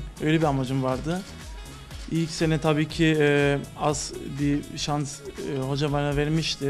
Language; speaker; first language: Turkish; early bilingual, other home language; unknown